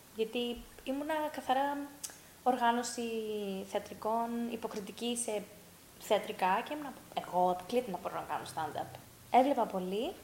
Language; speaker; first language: Greek; early bilingual, heritage; Greek